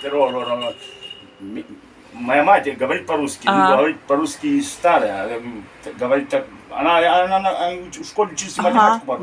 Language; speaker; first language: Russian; early bilingual, heritage; Russian